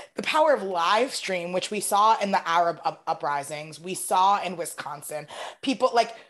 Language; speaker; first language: English; native; English